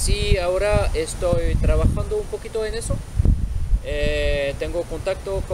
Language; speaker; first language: Spanish; non-native, fluent; French